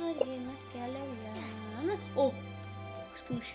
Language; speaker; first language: Lithuanian; native; Lithuanian